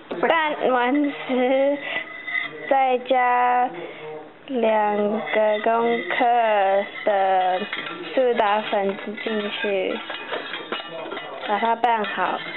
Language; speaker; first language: Chinese; early bilingual, heritage; Chinese